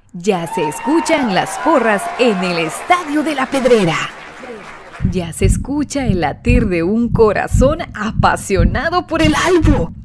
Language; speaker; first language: Spanish; native; Spanish